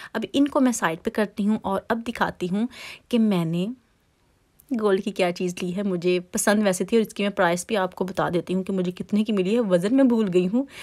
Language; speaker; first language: Urdu; non-native, local second language; Punjabi